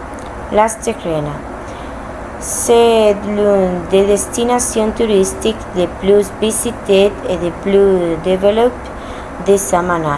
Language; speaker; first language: French; non-native, learner; Spanish